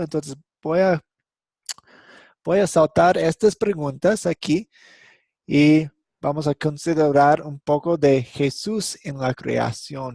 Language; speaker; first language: Spanish; non-native, fluent; English